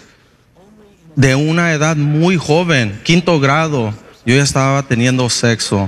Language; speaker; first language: Spanish; early bilingual, heritage; Spanish